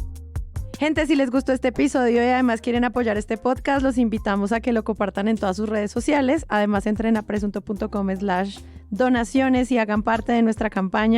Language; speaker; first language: Spanish; native; Spanish